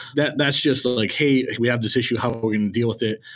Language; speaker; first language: English; native; English